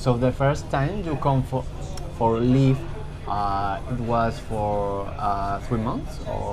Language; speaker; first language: English; non-native, learner; Spanish